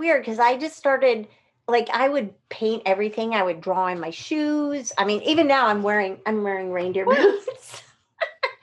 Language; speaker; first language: English; native; English